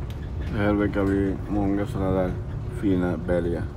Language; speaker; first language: Swedish; non-native, learner; Spanish